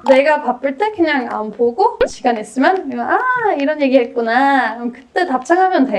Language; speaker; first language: Korean; non-native, fluent; German